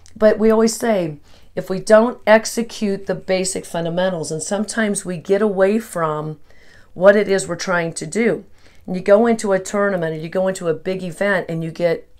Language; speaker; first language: English; native; English